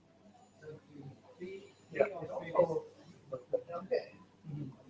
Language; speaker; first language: English; non-native, learner; Indonesian